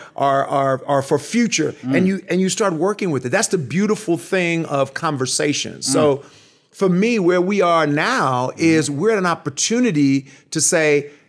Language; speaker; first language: English; native; English